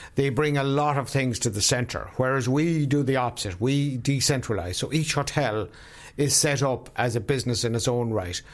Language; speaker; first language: English; native; English